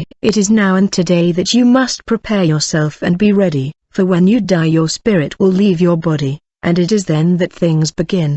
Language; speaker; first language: English; non-native, fluent; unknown